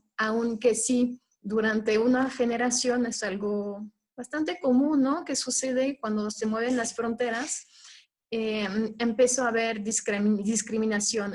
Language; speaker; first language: Spanish; non-native, fluent; French